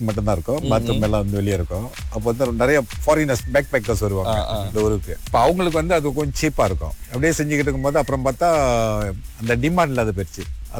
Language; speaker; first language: Tamil; early bilingual, heritage; Tamil